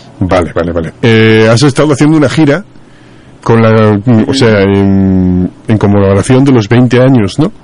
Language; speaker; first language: Spanish; native; Spanish